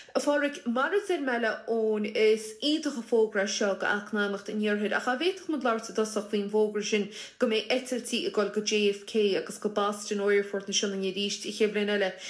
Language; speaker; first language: Irish; native; Irish